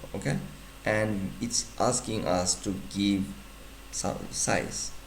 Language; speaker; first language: English; non-native, fluent; Turkish